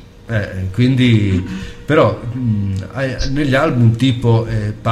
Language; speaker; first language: Italian; native; Italian